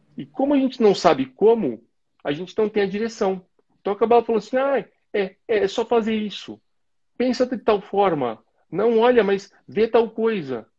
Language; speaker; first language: Portuguese; native; Portuguese